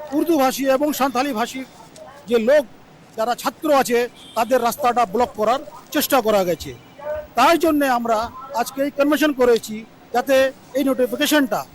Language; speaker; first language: Bangla; non-native, local second language; Urdu